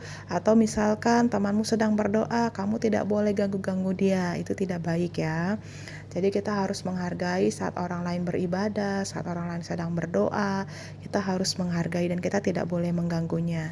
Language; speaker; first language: Indonesian; native; Indonesian